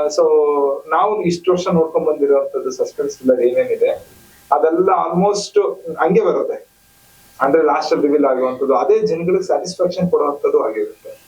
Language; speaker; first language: Kannada; native; Kannada